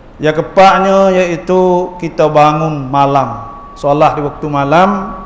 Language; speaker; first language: Malay; native; Malay